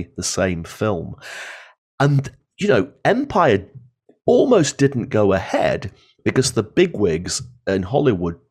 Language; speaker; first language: English; native; English